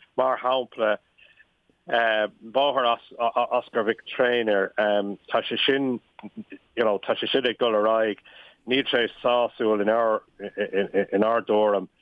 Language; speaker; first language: Irish; non-native, local second language; English